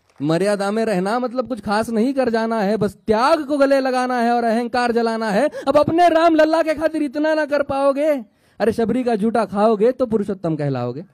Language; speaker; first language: Hindi; non-native, local second language; Marathi